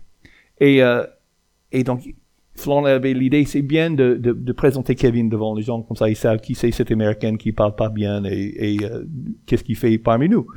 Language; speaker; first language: French; non-native, fluent; English